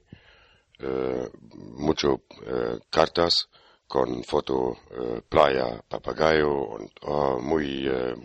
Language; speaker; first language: Spanish; non-native, learner; German